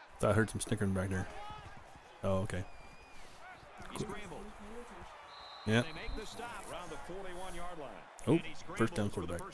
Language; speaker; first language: English; native; English